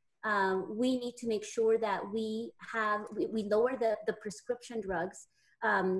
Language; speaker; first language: English; native; English